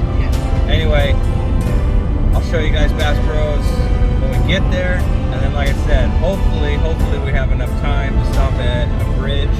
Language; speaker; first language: English; native; English